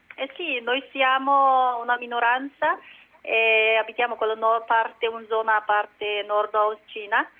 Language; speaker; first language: Italian; non-native, learner; Chinese